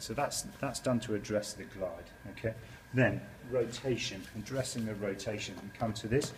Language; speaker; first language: English; native; English